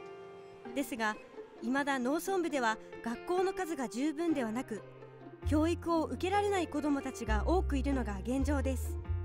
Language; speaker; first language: Japanese; native; Japanese